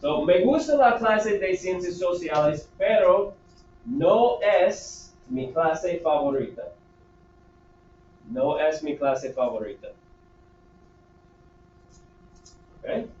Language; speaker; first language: Spanish; non-native, fluent; English